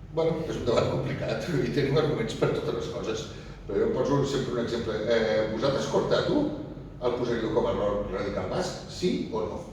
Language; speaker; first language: Catalan; non-native, local second language; Spanish